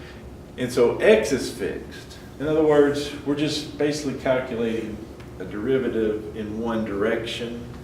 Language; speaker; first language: English; native; English